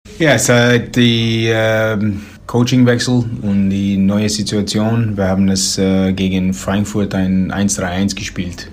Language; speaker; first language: German; non-native, learner; English